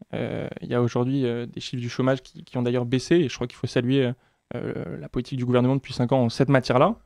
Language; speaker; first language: French; native; French